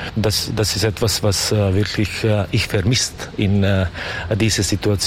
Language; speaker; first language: German; non-native, learner; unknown